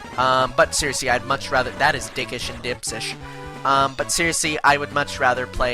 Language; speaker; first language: English; native; English